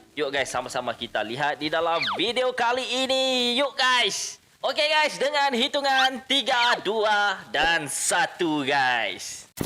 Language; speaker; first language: Malay; native; Malay